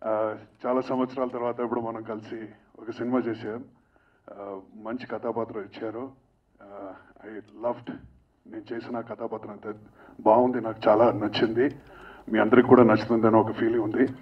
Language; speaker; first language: Telugu; non-native, fluent; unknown